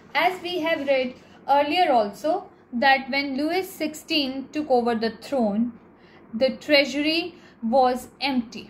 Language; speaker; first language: English; non-native, local second language; Hindi